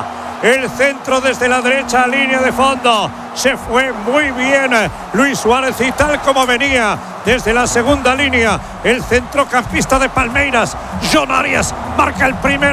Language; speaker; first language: Spanish; native; Spanish